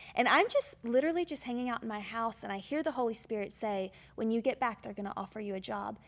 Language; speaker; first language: English; native; English